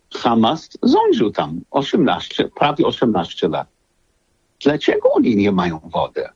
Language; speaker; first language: Polish; non-native, learner; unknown